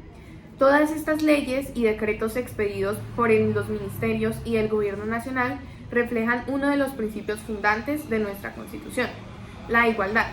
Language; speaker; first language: Spanish; native; Spanish